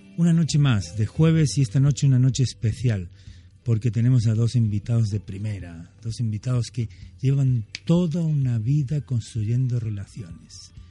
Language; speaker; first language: Spanish; non-native, fluent; German